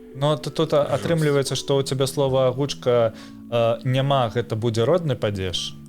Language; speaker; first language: Belarusian; non-native, local second language; Russian